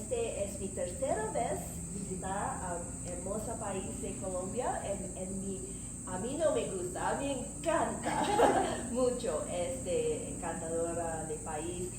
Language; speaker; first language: Spanish; non-native, learner; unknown